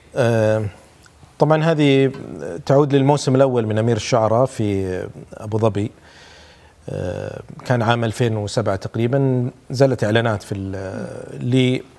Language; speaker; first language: Arabic; non-native, local second language; Urdu